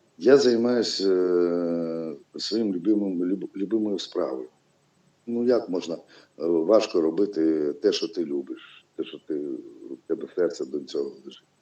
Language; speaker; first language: Ukrainian; non-native, local second language; Russian